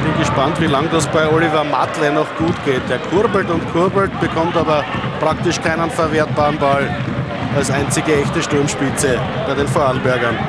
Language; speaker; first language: German; native; German